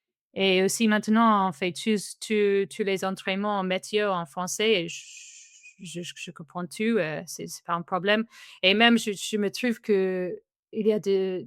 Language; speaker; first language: French; non-native, fluent; English